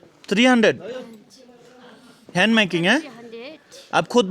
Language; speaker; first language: Hindi; non-native, learner; Bangla